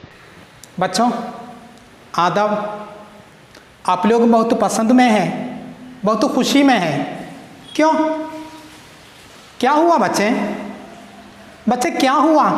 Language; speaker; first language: Hindi; non-native, local second language; Malayalam